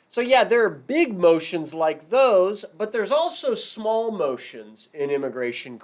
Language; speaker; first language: English; native; English